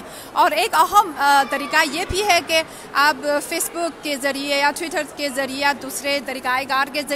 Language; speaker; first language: Hindi; non-native, fluent; Chinese